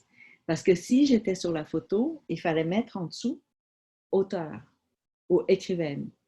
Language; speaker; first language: French; early bilingual, other home language; Vietnamese